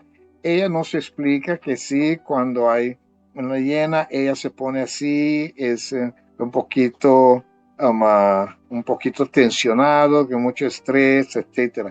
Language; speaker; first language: Spanish; non-native, fluent; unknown